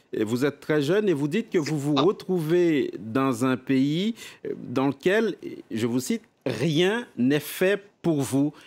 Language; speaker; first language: French; native; French